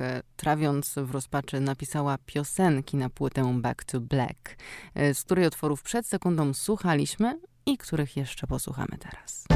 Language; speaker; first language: Polish; native; Polish